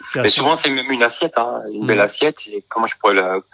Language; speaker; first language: French; native; French